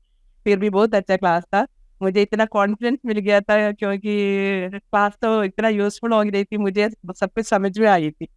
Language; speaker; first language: Hindi; non-native, local second language; Malayalam